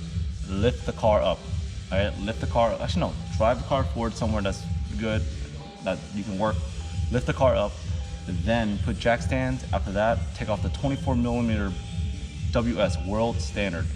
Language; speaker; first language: English; native; English